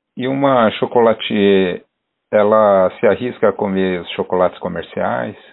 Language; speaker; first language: Portuguese; native; Portuguese